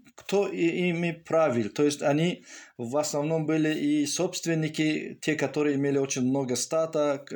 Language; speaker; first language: Russian; non-native, local second language; Tajik